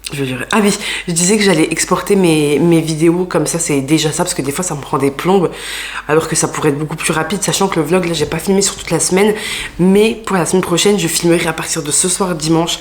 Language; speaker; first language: French; native; French